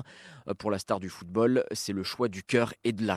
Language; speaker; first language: French; native; French